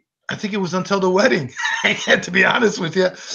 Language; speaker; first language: English; native; English